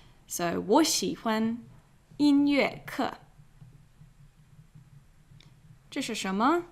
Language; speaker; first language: Chinese; non-native, fluent; English